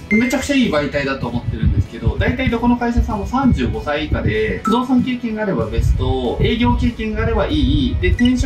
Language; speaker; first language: Japanese; native; Japanese